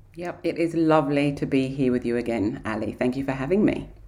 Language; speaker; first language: English; native; English